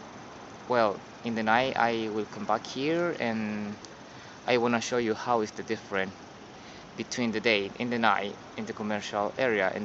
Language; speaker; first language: English; non-native, learner; Spanish